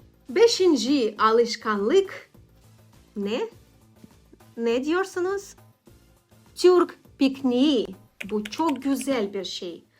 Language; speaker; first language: Turkish; non-native, learner; Russian